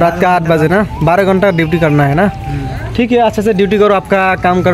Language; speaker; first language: Hindi; non-native, local second language; Bangla